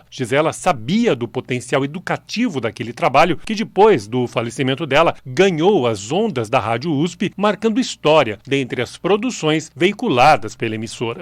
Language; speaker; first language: Portuguese; native; Portuguese